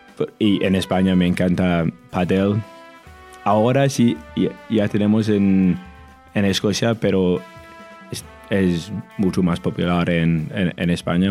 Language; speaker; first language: Spanish; non-native, learner; English